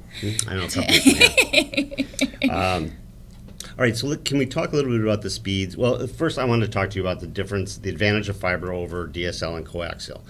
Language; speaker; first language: English; native; English